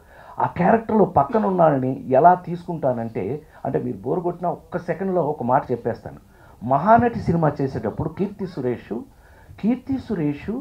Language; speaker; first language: Telugu; native; Telugu